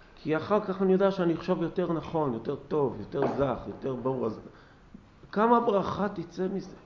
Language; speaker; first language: Hebrew; native; Hebrew